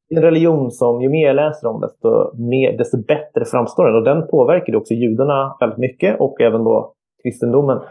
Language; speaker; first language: Swedish; native; Swedish